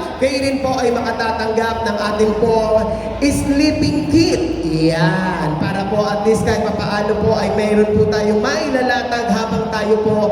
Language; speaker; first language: Filipino; native; Filipino